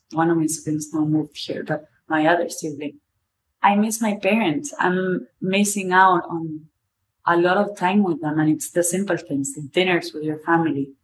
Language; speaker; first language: English; non-native, fluent; Spanish